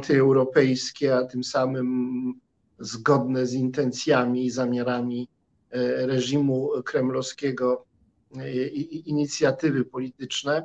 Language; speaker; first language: Polish; native; Polish